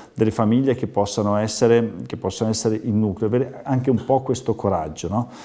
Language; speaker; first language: Italian; native; Italian